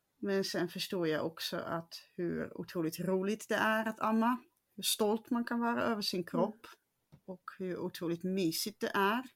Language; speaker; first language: Swedish; non-native, fluent; Dutch